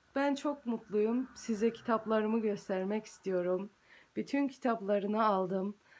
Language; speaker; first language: Turkish; early bilingual, heritage; Turkish